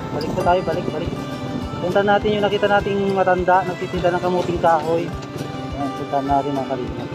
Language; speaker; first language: Filipino; native; Filipino